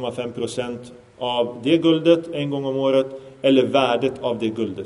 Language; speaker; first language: Swedish; early bilingual, other home language; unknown